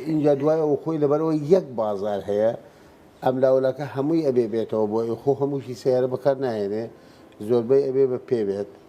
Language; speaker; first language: Central Kurdish; non-native, local second language; Gurani